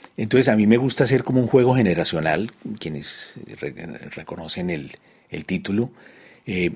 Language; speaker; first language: Spanish; native; Spanish